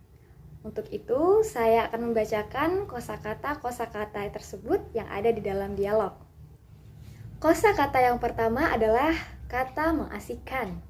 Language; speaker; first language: Indonesian; native; Indonesian